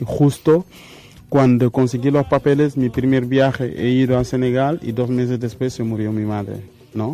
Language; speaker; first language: Spanish; non-native, fluent; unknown